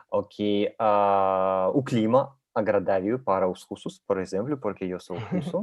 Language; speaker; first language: Portuguese; non-native, learner; Russian